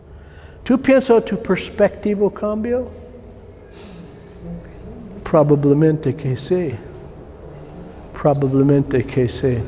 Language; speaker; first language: Spanish; non-native, learner; English